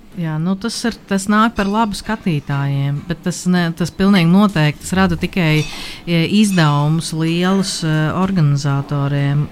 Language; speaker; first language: Latvian; native; Latvian